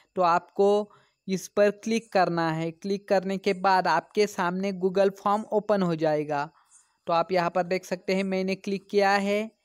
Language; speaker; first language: Hindi; non-native, local second language; Marathi